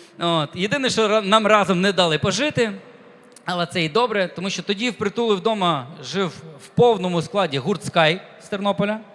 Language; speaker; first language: Ukrainian; non-native, local second language; Russian